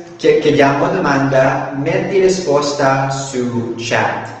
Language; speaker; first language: Italian; non-native, learner; English